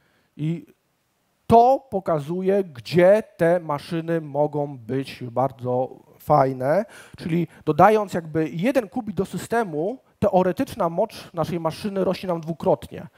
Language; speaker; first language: Polish; native; Polish